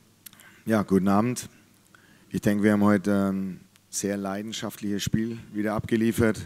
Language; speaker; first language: German; native; German